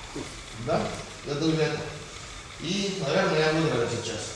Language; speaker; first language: Russian; non-native, learner; Estonian